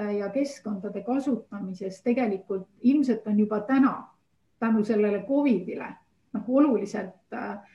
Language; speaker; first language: Estonian; native; Estonian